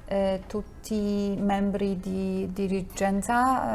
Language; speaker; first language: Italian; non-native, learner; Polish